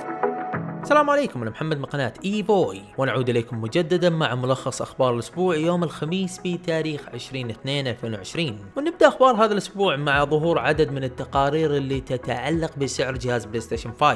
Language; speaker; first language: Arabic; native; Arabic